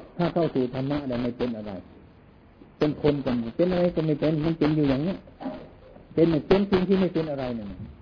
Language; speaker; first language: Thai; non-native, local second language; Northeastern Thai